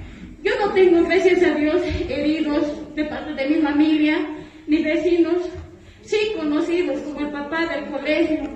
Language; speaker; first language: Spanish; native; Spanish